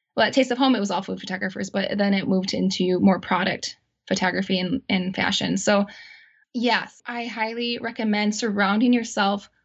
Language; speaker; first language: English; native; English